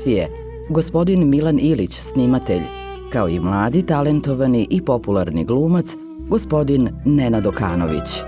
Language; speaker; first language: Serbian; native; Serbian